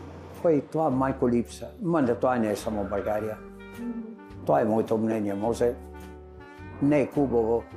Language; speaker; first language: Bulgarian; non-native, learner; Italian